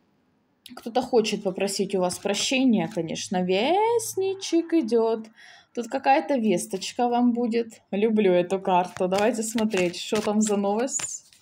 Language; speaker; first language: Russian; native; Russian